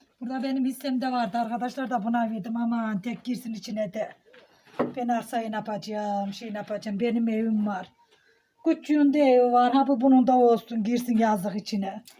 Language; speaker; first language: Turkish; native; Turkish